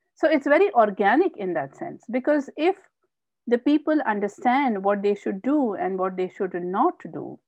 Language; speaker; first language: English; non-native, local second language; Hindi